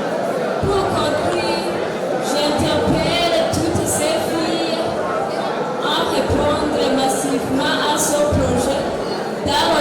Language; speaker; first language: French; non-native, local second language; Rundi